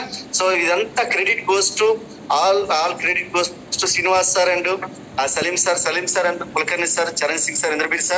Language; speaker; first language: Telugu; native; Telugu